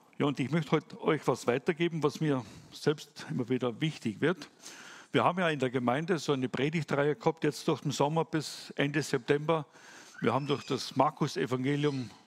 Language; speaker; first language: German; native; German